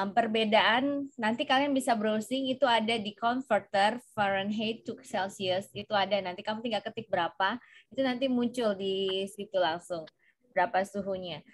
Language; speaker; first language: Indonesian; native; Indonesian